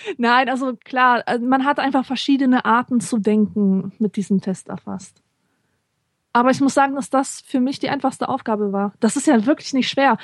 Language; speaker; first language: German; early bilingual, other home language; Polish